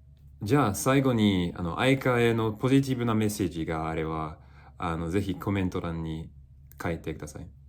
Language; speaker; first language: Japanese; non-native, fluent; English